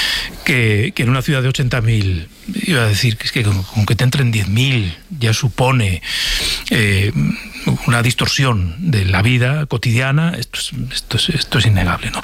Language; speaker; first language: Spanish; native; Spanish